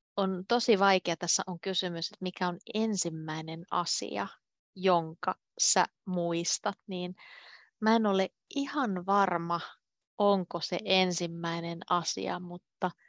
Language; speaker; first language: Finnish; native; Finnish